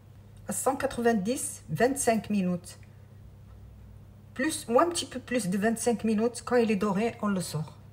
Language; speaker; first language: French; non-native, local second language; Arabic